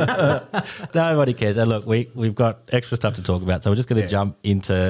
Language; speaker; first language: English; native; English